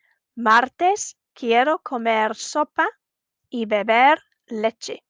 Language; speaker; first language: Spanish; non-native, fluent; English